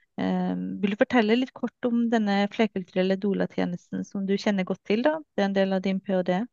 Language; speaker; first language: Norwegian; native; Norwegian